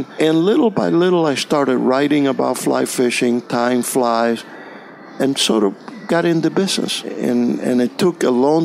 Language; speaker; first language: English; non-native, fluent; Spanish